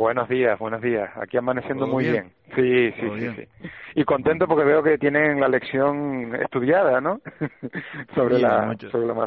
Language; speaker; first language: Spanish; native; Spanish